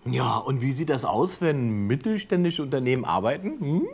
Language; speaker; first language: German; native; German